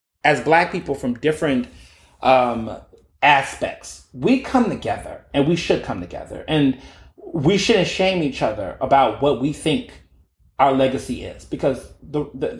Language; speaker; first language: English; native; English